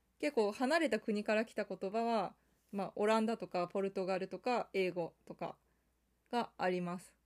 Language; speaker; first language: Japanese; non-native, fluent; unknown